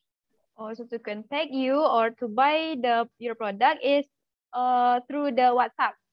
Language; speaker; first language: English; non-native, learner; Malay